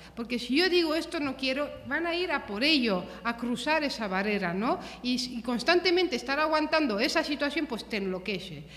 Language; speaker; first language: Spanish; early bilingual, other home language; Romanian